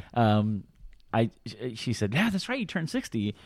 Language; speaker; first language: English; native; English